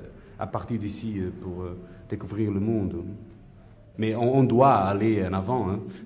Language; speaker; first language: French; non-native, learner; Portuguese